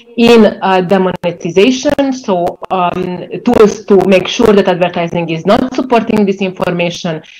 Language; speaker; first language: English; non-native, fluent; Ukrainian